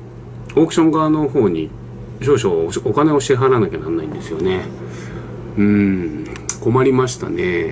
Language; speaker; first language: Japanese; native; Japanese